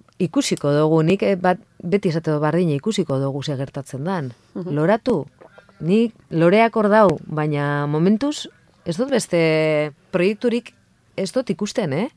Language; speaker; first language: Basque; non-native, local second language; Spanish